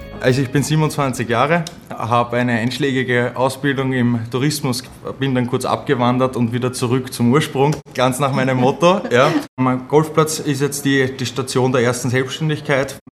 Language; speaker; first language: German; native; German